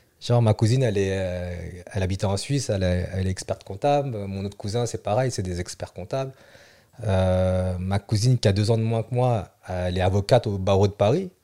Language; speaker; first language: French; early bilingual, other home language; Vietnamese